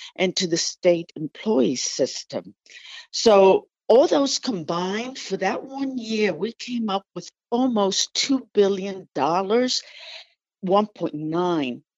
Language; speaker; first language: English; non-native, fluent; Spanish